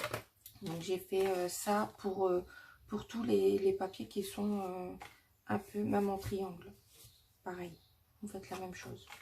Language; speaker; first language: French; native; French